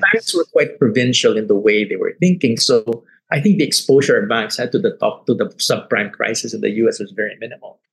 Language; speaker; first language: English; non-native, local second language; Filipino